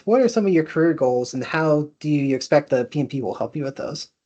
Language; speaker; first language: English; native; English